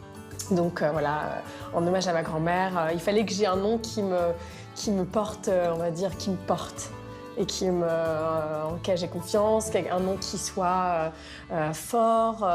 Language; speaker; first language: French; native; French